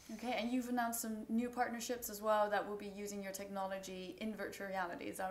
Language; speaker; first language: English; native; English